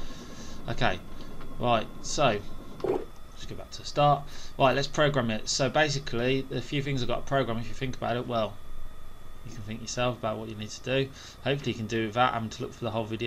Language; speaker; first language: English; native; English